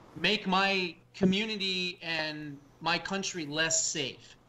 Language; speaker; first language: English; native; English